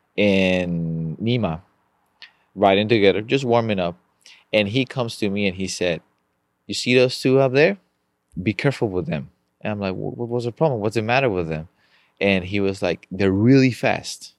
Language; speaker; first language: English; non-native, fluent; Spanish